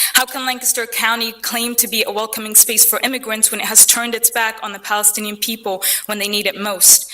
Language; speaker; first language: English; early bilingual, other home language; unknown